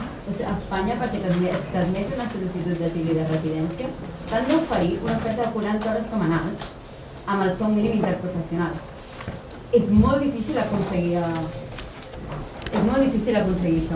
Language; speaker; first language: Catalan; native; Catalan